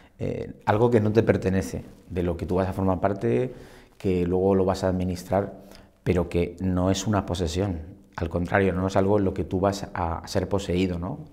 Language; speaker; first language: Spanish; native; Spanish